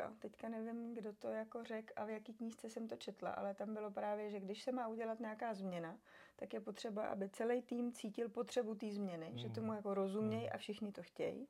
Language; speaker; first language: Czech; native; Czech